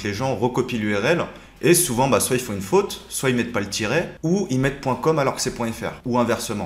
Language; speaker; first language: French; native; French